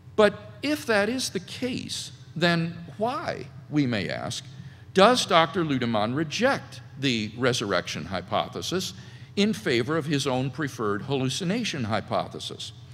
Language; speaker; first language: English; native; English